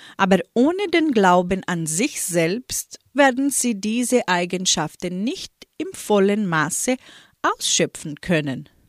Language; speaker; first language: German; early bilingual, heritage; German